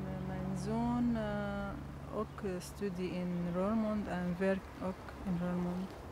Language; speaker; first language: Dutch; non-native, learner; Arabic